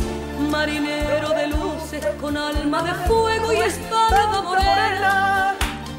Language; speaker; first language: Spanish; native; Spanish